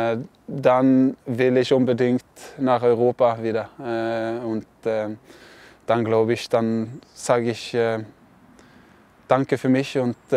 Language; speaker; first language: German; non-native, fluent; Norwegian